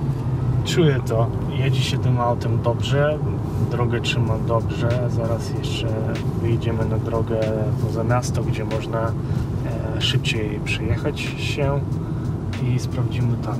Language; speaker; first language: Polish; non-native, fluent; Ukrainian